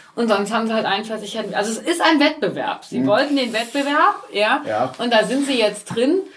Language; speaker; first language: German; native; German